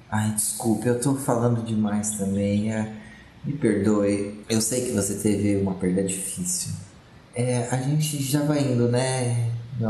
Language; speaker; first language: Portuguese; native; Portuguese